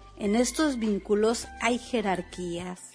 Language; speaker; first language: Spanish; native; Spanish